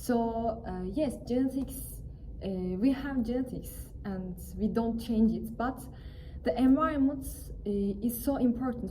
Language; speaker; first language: English; non-native, fluent; Turkish